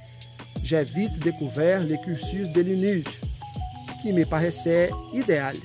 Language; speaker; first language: French; non-native, fluent; Portuguese